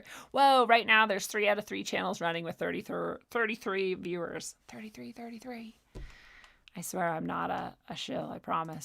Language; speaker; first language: English; native; English